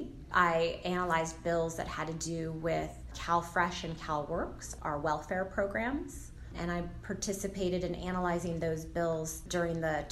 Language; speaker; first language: English; native; English